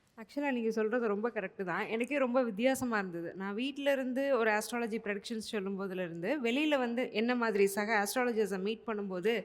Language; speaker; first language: Tamil; native; Tamil